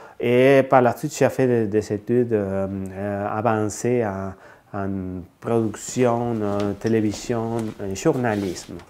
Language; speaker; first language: French; non-native, fluent; Spanish